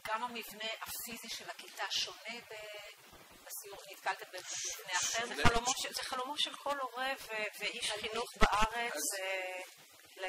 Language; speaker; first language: Hebrew; native; Hebrew